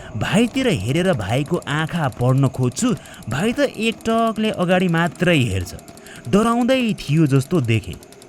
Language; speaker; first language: Nepali; native; Nepali